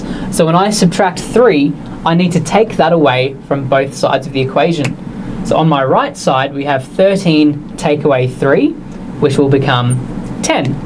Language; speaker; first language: English; native; English